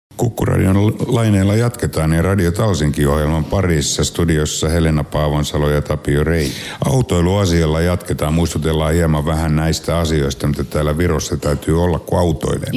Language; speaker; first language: Finnish; native; Finnish